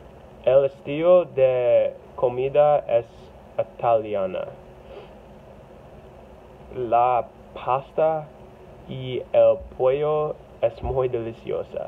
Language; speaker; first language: Spanish; non-native, learner; English